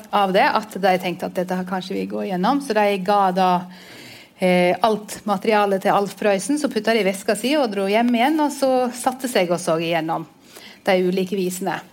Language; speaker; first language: Norwegian; native; Norwegian